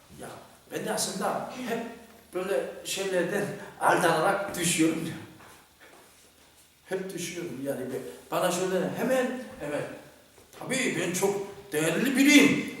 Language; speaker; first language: Turkish; non-native, fluent; Korean